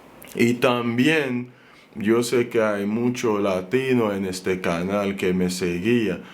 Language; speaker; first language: Spanish; non-native, fluent; Haitian Creole